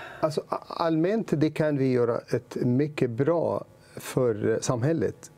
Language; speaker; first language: Swedish; non-native, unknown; Arabic